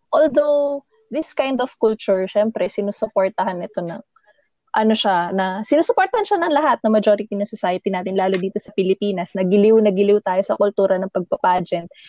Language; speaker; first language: Filipino; native; Filipino